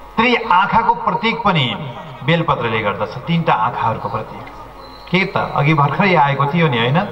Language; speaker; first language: Nepali; native; Nepali